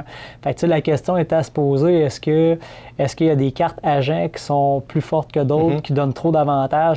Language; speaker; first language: French; native; French